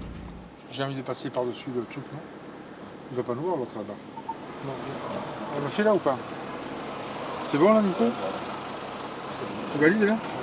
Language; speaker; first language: French; native; French